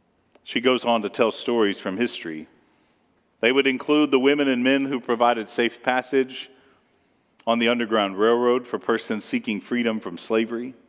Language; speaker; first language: English; native; English